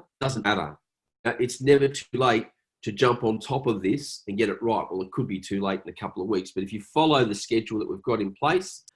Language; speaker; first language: English; native; English